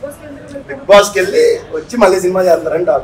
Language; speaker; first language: Telugu; native; Telugu